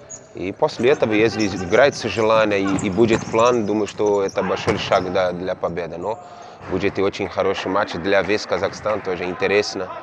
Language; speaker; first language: Russian; non-native, learner; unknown